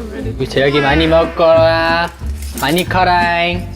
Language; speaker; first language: Korean; native; Korean